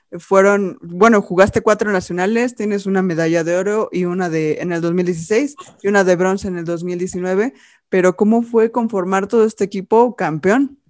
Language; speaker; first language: Spanish; native; Spanish